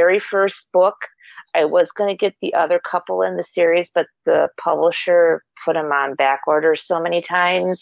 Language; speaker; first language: English; native; English